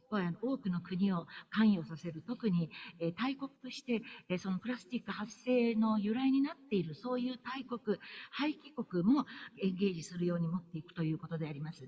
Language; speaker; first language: Japanese; native; Japanese